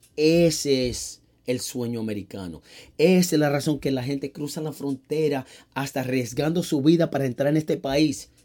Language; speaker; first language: Spanish; early bilingual, heritage; Spanish